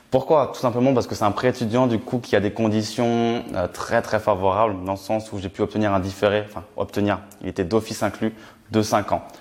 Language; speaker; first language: French; native; French